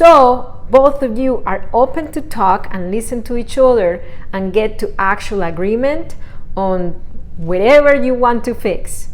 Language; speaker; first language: English; non-native, fluent; Spanish